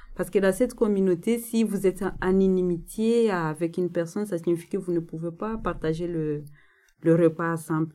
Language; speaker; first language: French; non-native, local second language; Nande